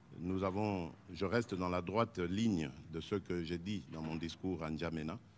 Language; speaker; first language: French; non-native, local second language; Luba-Lulua